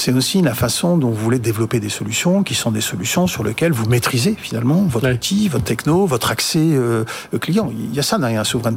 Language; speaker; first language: French; native; French